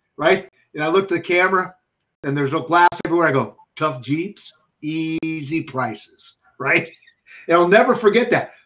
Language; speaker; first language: English; native; English